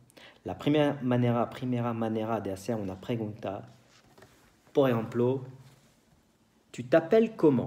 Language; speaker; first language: Spanish; non-native, fluent; French